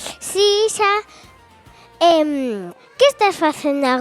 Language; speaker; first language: Galician; non-native, local second language; Spanish